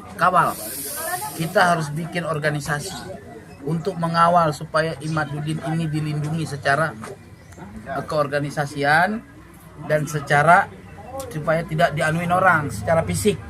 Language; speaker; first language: Indonesian; native; Indonesian